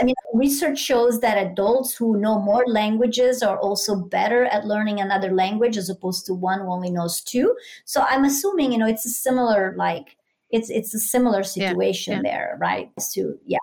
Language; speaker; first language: English; non-native, fluent; Italian